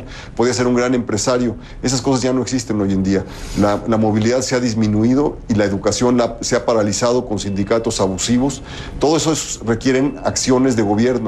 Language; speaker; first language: Spanish; native; Spanish